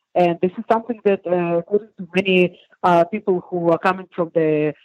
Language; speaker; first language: English; non-native, fluent; Hebrew